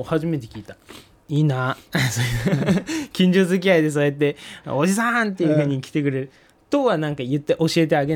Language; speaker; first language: Japanese; native; Japanese